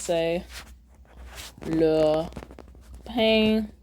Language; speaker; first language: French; non-native, learner; English